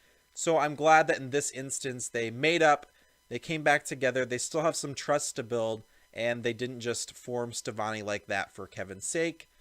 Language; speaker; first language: English; native; English